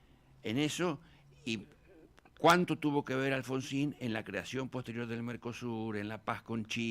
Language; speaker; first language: Spanish; native; Spanish